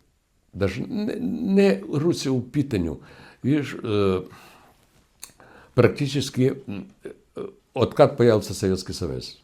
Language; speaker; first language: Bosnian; non-native, fluent; Russian